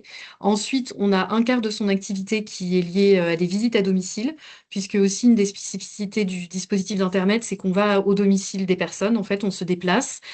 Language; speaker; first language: French; native; French